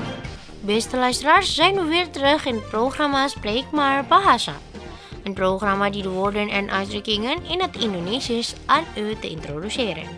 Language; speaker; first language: Dutch; non-native, fluent; Indonesian